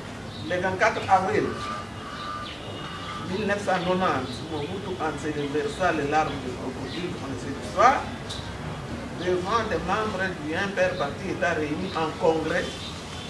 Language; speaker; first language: French; non-native, local second language; Lingala